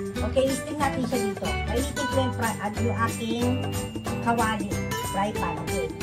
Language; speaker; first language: Filipino; native; Filipino